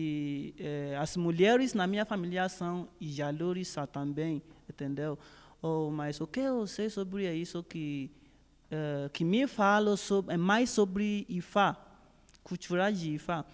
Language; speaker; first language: Portuguese; non-native, learner; Yoruba